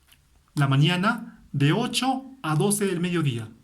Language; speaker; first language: Spanish; native; Spanish